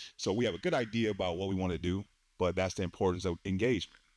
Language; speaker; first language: English; native; English